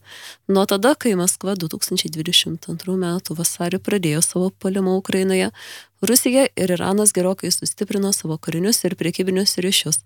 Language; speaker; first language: Lithuanian; native; Lithuanian